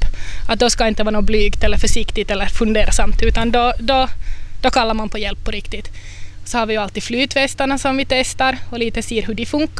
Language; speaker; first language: Swedish; native; Swedish